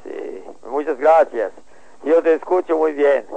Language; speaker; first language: Spanish; non-native, learner; Serbian